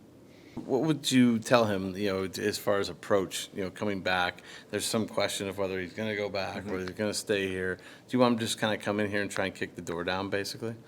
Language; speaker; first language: English; native; English